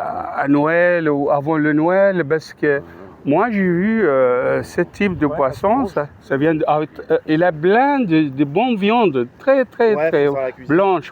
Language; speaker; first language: French; non-native, fluent; Arabic